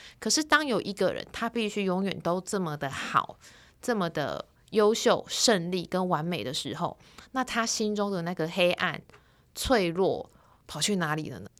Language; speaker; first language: Chinese; native; Chinese